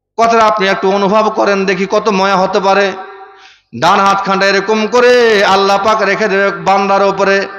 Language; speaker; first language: Bangla; non-native, fluent; Urdu